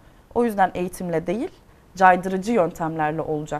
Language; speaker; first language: Turkish; native; Turkish